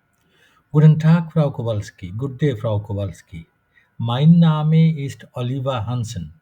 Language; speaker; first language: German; non-native, fluent; Bangla